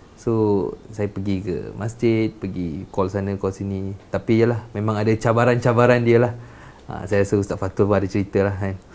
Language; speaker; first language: Malay; non-native, local second language; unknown